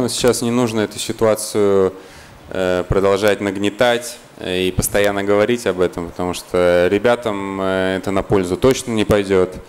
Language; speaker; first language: Russian; native; Russian